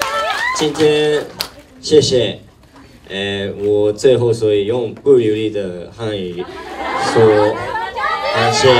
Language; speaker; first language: Chinese; non-native, learner; Japanese